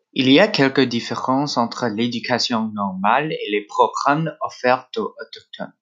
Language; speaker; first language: French; non-native, local second language; English